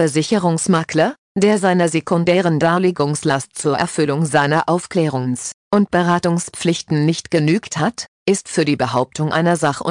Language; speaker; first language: German; native; German